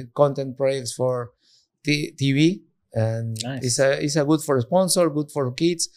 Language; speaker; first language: English; non-native, learner; Spanish